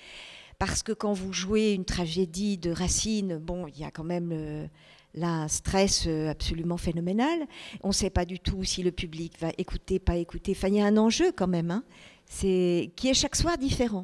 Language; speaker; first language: French; native; French